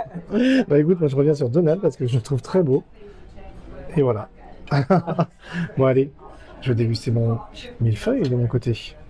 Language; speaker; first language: French; native; French